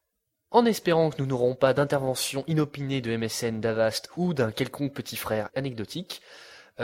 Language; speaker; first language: French; native; French